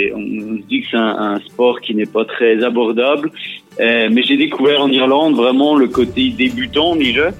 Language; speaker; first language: French; native; French